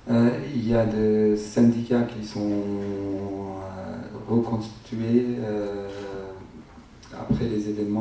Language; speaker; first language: French; non-native, fluent; Arabic